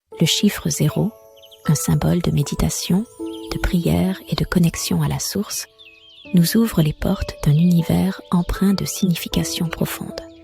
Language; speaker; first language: French; native; French